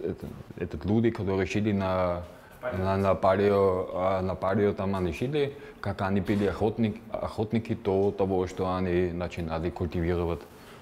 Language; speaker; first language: Russian; non-native, fluent; German